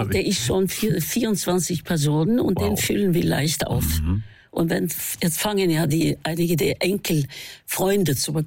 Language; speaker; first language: German; non-native, fluent; Norwegian